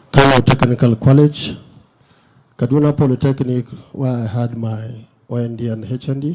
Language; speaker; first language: English; non-native, local second language; Hausa